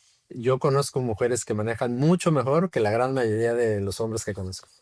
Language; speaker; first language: Spanish; native; Spanish